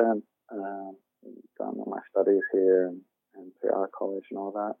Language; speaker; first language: English; native; English